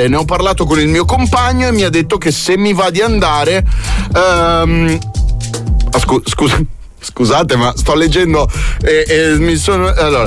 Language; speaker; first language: Italian; native; Italian